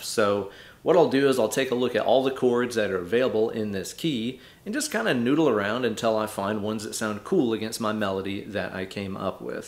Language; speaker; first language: English; native; English